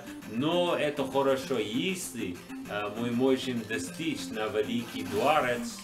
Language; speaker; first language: Russian; non-native, learner; English